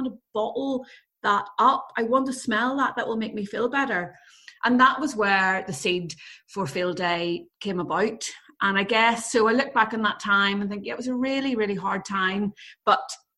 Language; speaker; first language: English; native; English